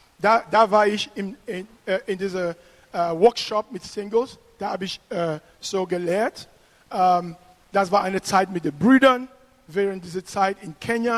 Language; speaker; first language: German; non-native, fluent; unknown